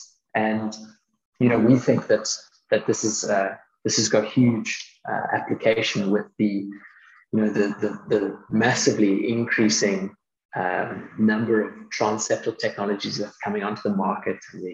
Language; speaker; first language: English; native; English